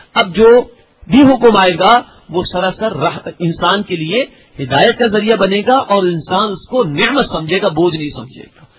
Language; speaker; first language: Urdu; native; Urdu